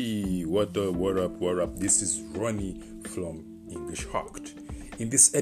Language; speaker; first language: English; non-native, local second language; Ganda